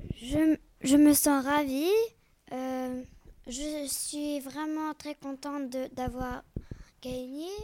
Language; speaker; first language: French; non-native, learner; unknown